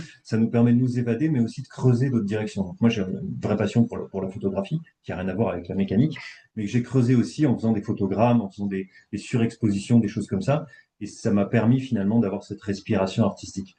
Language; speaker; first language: French; native; French